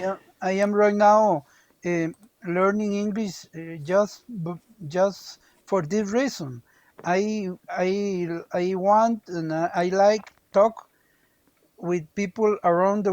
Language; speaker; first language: English; non-native, learner; Spanish